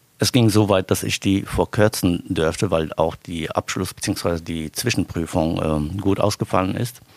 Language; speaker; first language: German; non-native, fluent; Arabic